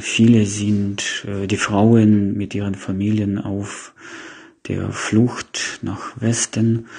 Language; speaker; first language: German; non-native, fluent; Ukrainian